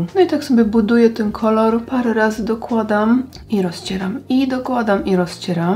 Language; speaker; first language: Polish; native; Polish